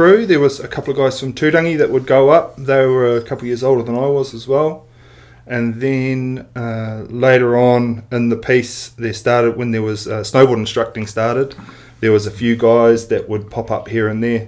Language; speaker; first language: English; native; English